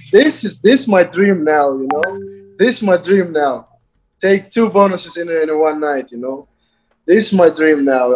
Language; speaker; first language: English; non-native, learner; Azerbaijani